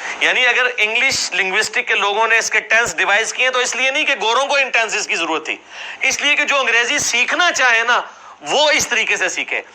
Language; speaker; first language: Urdu; non-native, local second language; Punjabi